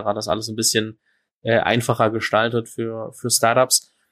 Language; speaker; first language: German; native; German